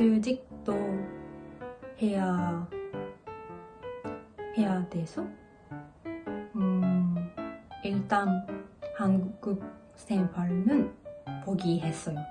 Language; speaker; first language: Korean; non-native, learner; Japanese